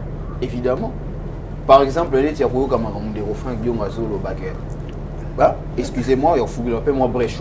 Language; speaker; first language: French; non-native, local second language; Lingala